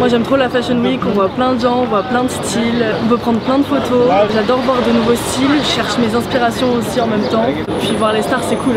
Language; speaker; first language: French; native; French